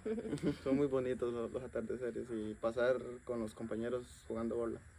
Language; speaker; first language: Spanish; native; Spanish